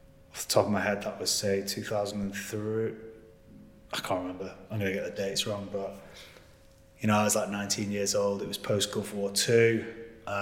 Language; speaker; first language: English; native; English